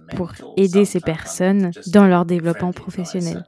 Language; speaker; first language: French; non-native, fluent; Swedish